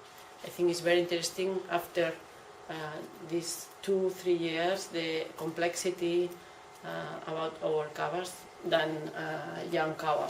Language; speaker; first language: English; non-native, learner; Catalan